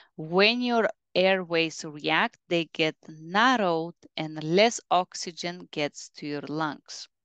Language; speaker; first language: English; non-native, fluent; Bulgarian